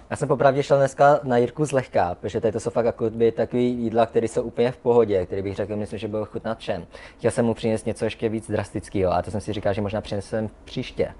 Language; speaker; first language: Czech; early bilingual, other home language; Vietnamese